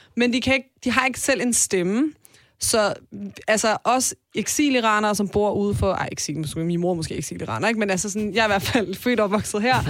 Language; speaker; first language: Danish; early bilingual, other home language; Persian